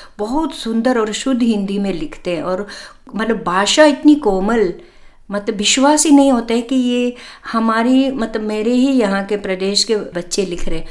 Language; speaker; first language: Hindi; non-native, local second language; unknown